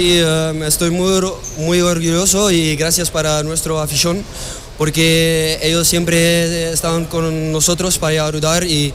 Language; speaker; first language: Spanish; non-native, learner; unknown